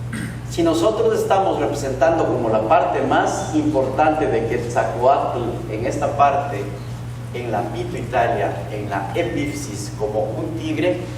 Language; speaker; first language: Spanish; native; Spanish